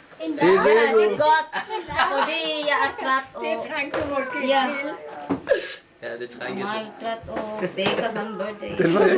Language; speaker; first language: Danish; non-native, learner; Filipino